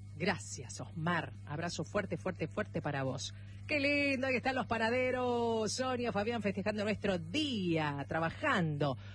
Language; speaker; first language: Spanish; native; Spanish